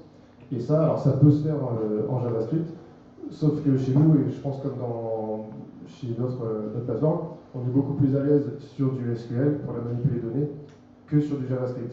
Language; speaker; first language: French; native; French